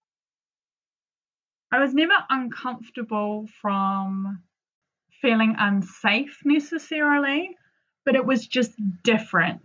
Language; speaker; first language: English; native; English